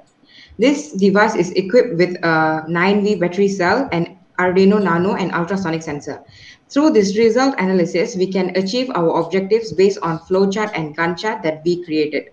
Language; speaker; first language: English; non-native, local second language; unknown